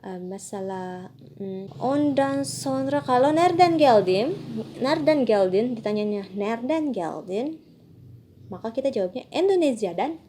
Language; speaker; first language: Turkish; non-native, fluent; Indonesian